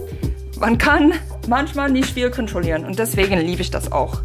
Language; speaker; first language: German; non-native, fluent; English